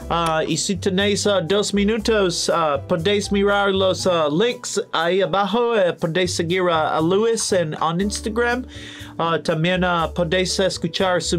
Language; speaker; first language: Spanish; non-native, learner; English